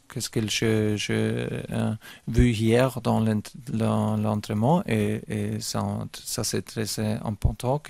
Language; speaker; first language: French; non-native, fluent; German